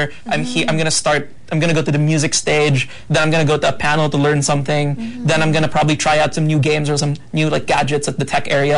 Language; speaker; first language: English; non-native, local second language; Hiligaynon